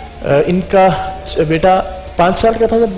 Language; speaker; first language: Urdu; native; Urdu